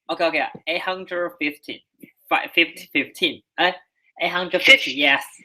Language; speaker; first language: English; non-native, learner; Chinese